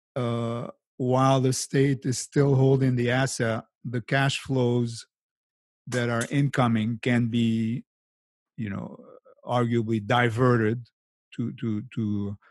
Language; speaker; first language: English; non-native, fluent; Arabic